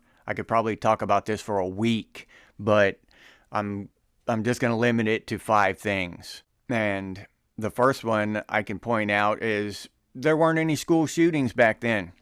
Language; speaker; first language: English; native; English